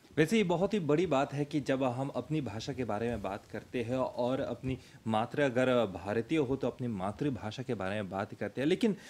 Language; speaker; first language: Hindi; early bilingual, heritage; Hindi